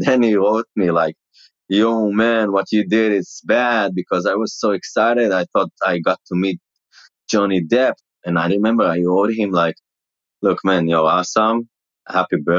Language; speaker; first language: English; non-native, fluent; Hebrew